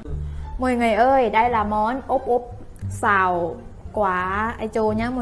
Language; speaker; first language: Vietnamese; non-native, learner; Thai